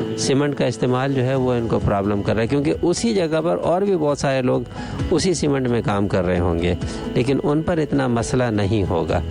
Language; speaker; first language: Urdu; non-native, local second language; Sindhi